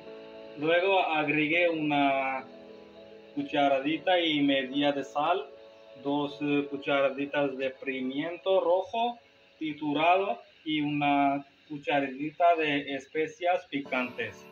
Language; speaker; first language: Spanish; non-native, learner; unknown